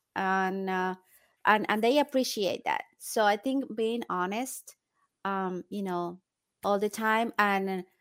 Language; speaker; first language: English; non-native, fluent; Spanish